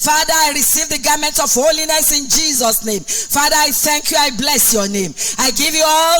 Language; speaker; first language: English; non-native, local second language; Yoruba